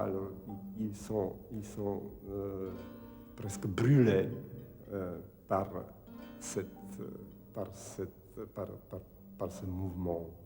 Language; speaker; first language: French; non-native, fluent; Czech